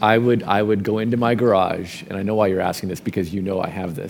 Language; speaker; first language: English; native; English